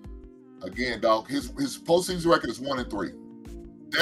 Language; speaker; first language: English; native; English